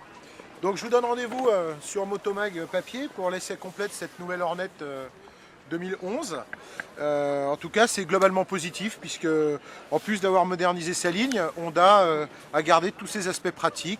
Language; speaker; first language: French; native; French